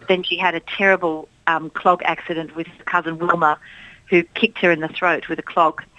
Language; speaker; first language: English; early bilingual, other home language; Dutch